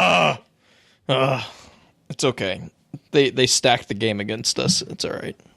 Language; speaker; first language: English; native; English